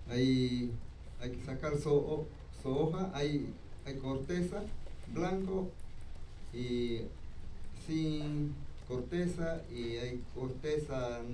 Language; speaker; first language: Spanish; non-native, local second language; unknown